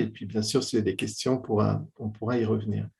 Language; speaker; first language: French; native; French